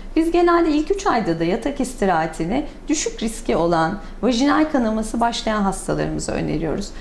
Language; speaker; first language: Turkish; native; Turkish